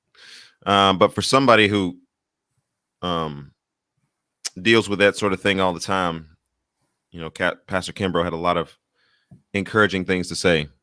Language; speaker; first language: English; native; English